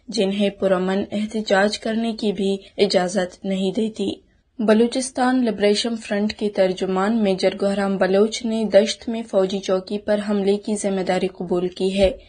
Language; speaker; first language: Urdu; non-native, local second language; Baluchi